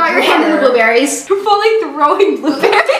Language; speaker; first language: English; native; English